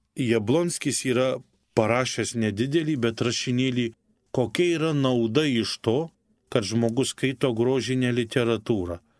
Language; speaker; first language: Lithuanian; native; Lithuanian